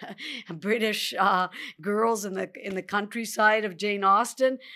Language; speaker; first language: English; early bilingual, other home language; Spanish